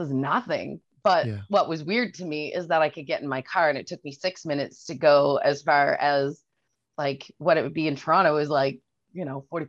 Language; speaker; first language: English; native; English